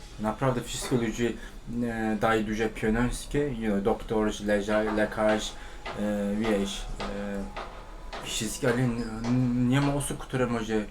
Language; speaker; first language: Polish; non-native, learner; Turkish